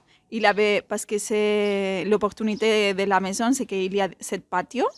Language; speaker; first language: French; non-native, fluent; Spanish